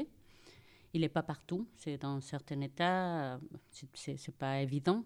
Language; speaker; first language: French; non-native, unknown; Spanish